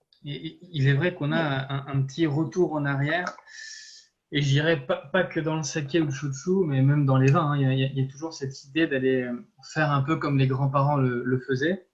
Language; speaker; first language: French; native; French